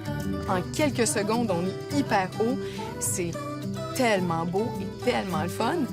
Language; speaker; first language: French; native; French